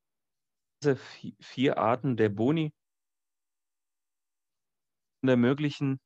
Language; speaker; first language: German; non-native, fluent; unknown